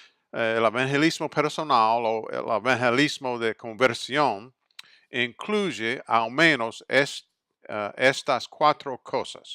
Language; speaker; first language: Spanish; non-native, fluent; English